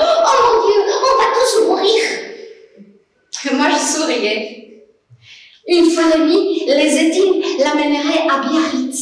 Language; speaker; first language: French; non-native, fluent; Spanish